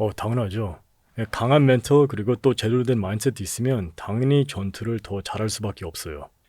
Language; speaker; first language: Korean; early bilingual, heritage; Korean